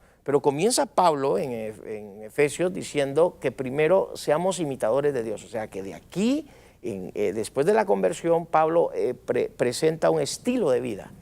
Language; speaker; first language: Spanish; native; Spanish